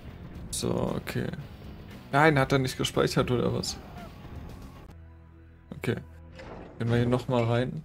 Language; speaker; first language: German; native; German